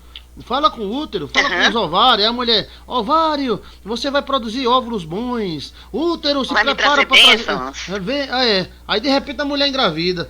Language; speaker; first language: Portuguese; native; Portuguese